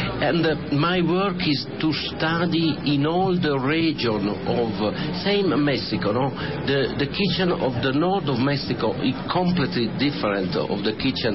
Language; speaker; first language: English; non-native, learner; Italian